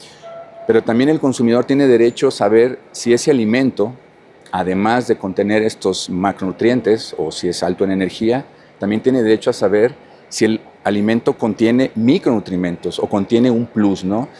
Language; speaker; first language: Spanish; native; Spanish